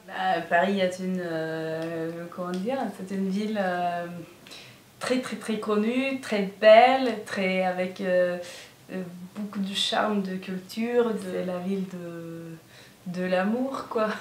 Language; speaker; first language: French; non-native, fluent; Norwegian